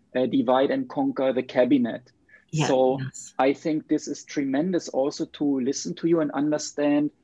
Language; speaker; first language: English; non-native, fluent; German